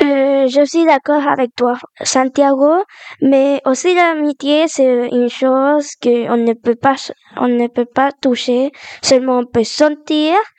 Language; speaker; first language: French; non-native, learner; Spanish